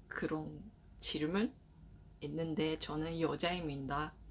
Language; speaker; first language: Korean; non-native, learner; Japanese